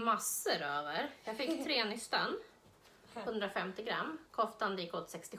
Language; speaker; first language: Swedish; native; Swedish